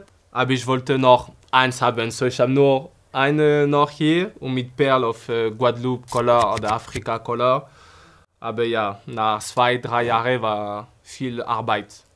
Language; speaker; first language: German; non-native, fluent; French